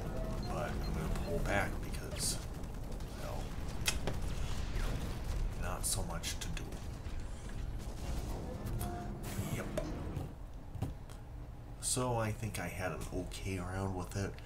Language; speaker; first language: English; native; English